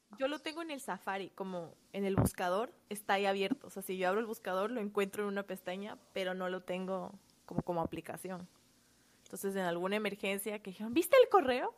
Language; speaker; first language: Spanish; native; Spanish